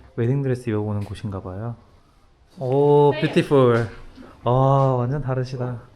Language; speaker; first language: Korean; native; Korean